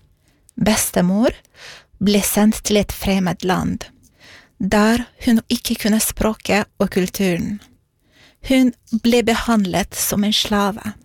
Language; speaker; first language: Norwegian; non-native, fluent; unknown